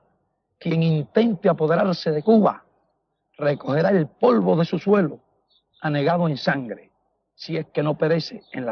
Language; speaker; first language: Spanish; native; Spanish